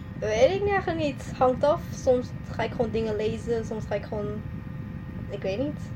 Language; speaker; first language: Dutch; non-native, fluent; Malay